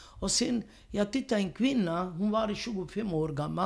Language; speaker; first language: Swedish; non-native, learner; Romany